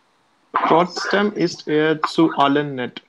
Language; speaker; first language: German; non-native, learner; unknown